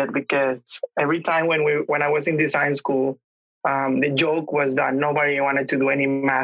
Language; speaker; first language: English; non-native, fluent; Spanish